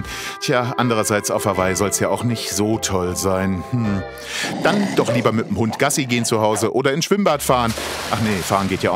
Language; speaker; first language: German; native; German